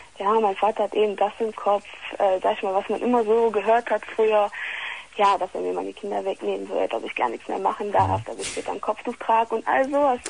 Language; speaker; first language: German; early bilingual, other home language; Italian